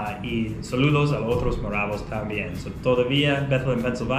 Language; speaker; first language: Spanish; non-native, fluent; English